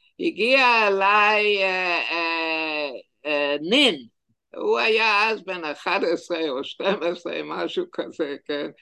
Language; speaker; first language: Hebrew; non-native, fluent; English